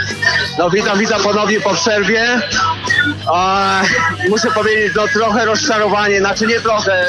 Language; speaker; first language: Polish; early bilingual, heritage; Polish